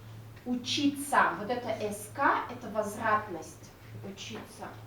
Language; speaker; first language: Russian; non-native, local second language; Udmurt